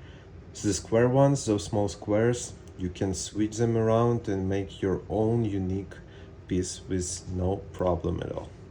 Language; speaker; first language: English; non-native, fluent; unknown